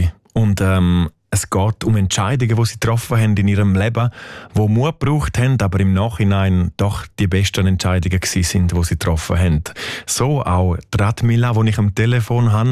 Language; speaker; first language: German; native; German